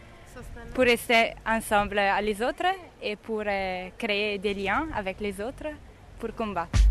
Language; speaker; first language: French; non-native, learner; Italian